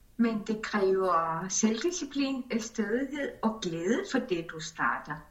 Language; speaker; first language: Danish; non-native, fluent; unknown